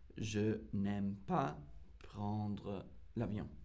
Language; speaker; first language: French; non-native, learner; English